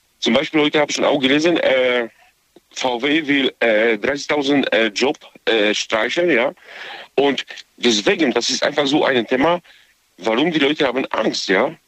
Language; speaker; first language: German; non-native, learner; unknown